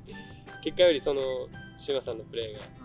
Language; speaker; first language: Japanese; native; Japanese